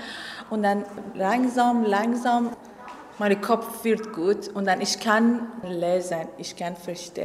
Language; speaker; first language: German; non-native, learner; Persian